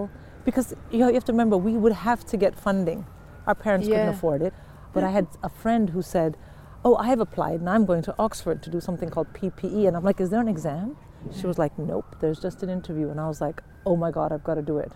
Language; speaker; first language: English; non-native, local second language; Hindi